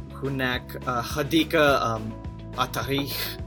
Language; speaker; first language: Arabic; non-native, learner; English